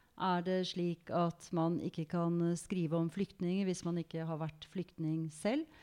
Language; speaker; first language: Norwegian; native; Norwegian